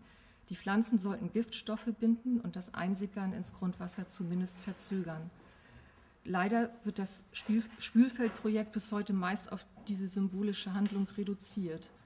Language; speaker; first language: German; native; German